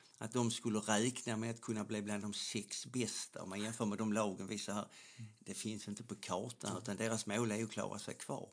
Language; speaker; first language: Swedish; native; Swedish